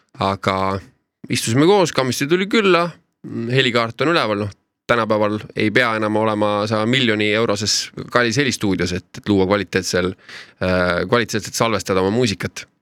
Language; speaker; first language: Estonian; native; Estonian